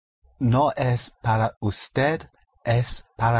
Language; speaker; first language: Spanish; non-native, learner; English